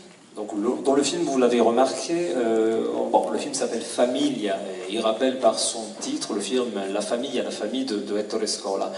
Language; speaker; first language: French; native; French